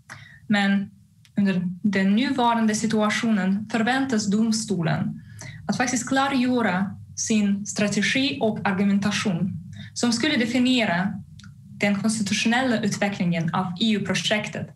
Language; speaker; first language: Swedish; non-native, fluent; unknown